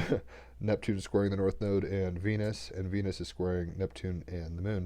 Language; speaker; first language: English; native; English